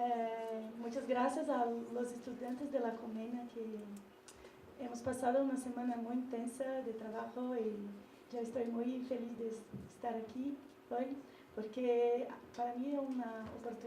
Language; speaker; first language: Spanish; non-native, learner; Portuguese